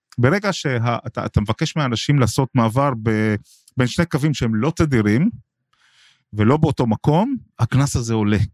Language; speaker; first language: Hebrew; non-native, local second language; Arabic